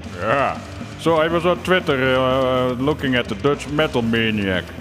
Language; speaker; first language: English; non-native, learner; Dutch